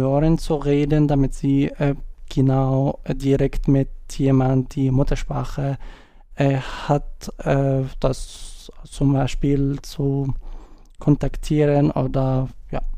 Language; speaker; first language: German; non-native, learner; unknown